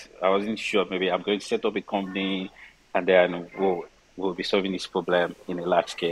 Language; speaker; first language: English; non-native, local second language; Yoruba